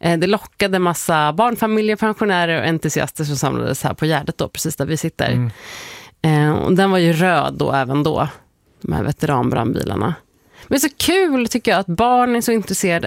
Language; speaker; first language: Swedish; native; Swedish